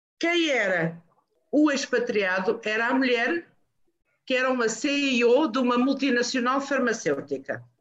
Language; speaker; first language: Portuguese; native; Portuguese